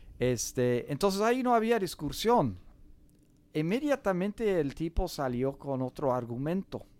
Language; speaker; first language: Spanish; non-native, fluent; English